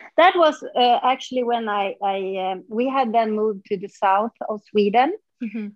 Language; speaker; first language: English; non-native, fluent; Swedish